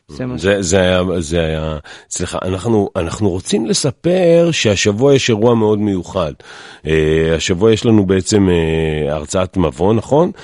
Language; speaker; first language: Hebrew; native; Hebrew